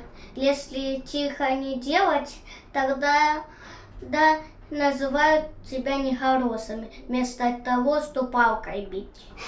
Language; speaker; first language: Russian; early bilingual, heritage; Russian